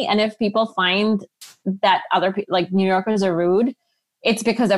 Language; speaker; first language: English; non-native, local second language; Urdu